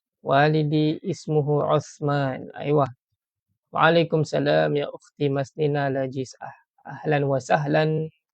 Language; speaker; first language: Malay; native; Malay